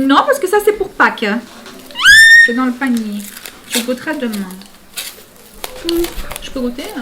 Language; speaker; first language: French; early bilingual, other home language; Polish